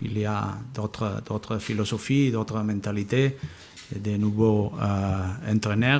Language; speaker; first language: French; non-native, learner; Spanish